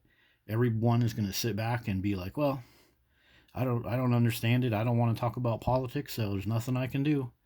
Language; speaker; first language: English; native; English